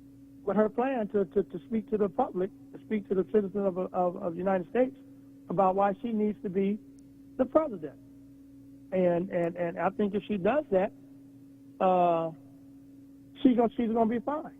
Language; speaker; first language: English; native; English